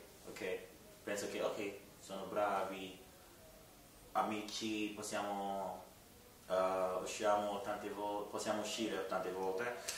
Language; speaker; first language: Italian; non-native, learner; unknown